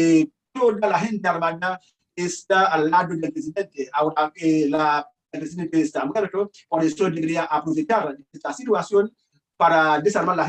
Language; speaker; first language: Spanish; non-native, learner; Haitian Creole